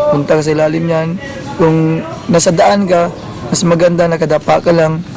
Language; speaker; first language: Filipino; non-native, local second language; Cebuano